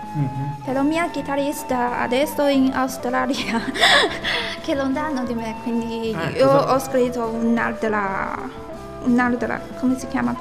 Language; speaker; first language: Italian; non-native, learner; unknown